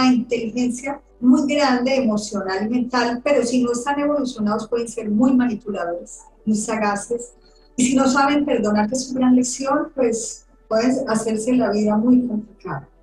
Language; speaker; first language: Spanish; native; Spanish